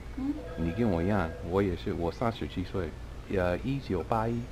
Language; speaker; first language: Chinese; non-native, fluent; English